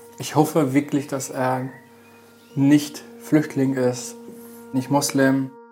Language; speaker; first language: German; non-native, fluent; Arabic